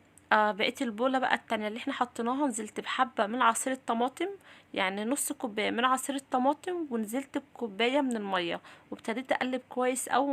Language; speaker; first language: Arabic; native; Arabic